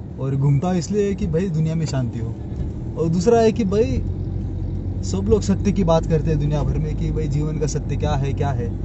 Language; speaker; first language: Hindi; non-native, local second language; Marathi